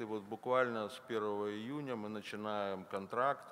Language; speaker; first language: Russian; native; Russian